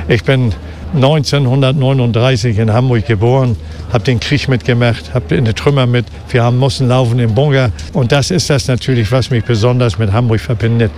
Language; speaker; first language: German; native; German